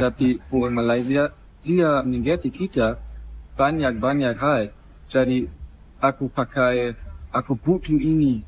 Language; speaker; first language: Indonesian; non-native, learner; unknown